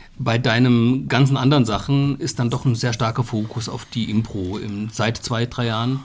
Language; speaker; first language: German; native; German